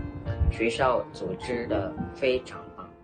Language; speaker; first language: Chinese; non-native, fluent; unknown